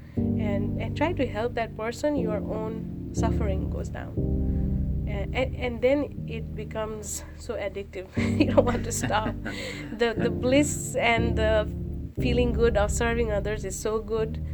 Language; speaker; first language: English; non-native, local second language; Nepali